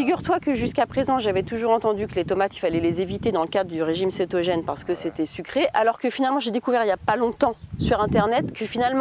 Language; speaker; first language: French; native; French